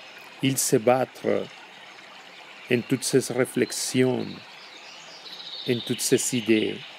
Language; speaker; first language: French; non-native, learner; Spanish